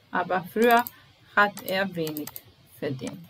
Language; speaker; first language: German; non-native, fluent; Serbian